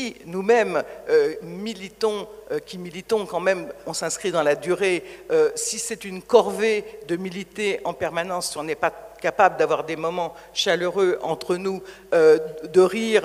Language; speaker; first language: French; native; French